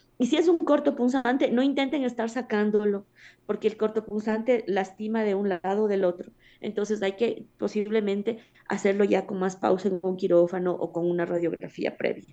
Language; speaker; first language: Spanish; native; Spanish